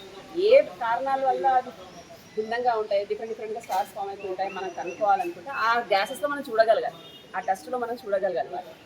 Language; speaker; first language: Telugu; native; Telugu